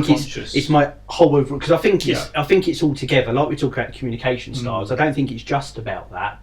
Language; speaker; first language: English; native; English